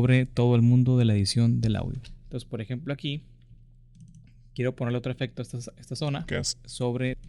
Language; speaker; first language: Spanish; native; Spanish